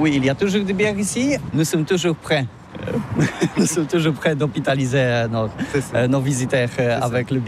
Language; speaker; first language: French; non-native, learner; Polish